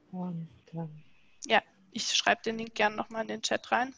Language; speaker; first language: German; native; German